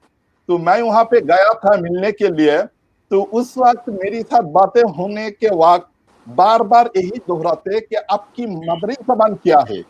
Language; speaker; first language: Urdu; non-native, local second language; Bangla